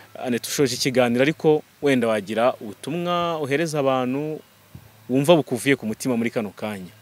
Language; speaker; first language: Kinyarwanda; native; Kinyarwanda